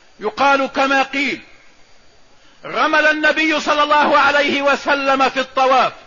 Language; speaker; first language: Arabic; native; Arabic